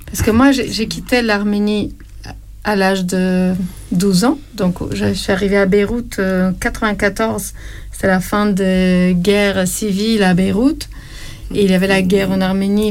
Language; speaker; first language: French; non-native, fluent; Armenian